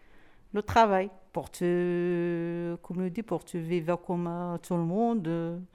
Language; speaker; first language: French; non-native, learner; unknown